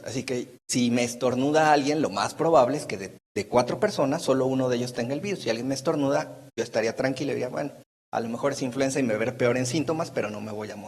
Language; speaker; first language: Spanish; native; Spanish